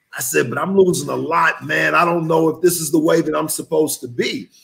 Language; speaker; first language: English; native; English